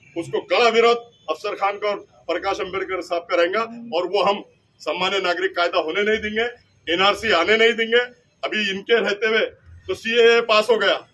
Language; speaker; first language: Hindi; non-native, local second language; Urdu